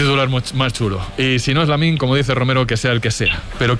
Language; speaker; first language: Spanish; native; Spanish